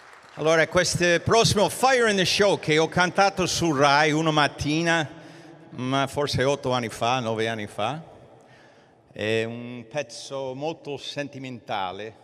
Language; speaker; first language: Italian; early bilingual, heritage; English